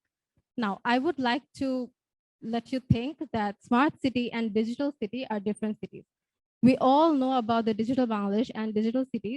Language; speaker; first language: English; non-native, local second language; Bangla